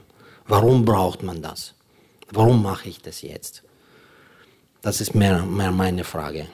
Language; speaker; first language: German; non-native, fluent; Ukrainian